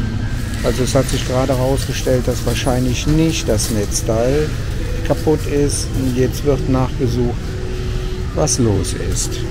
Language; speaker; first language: German; native; German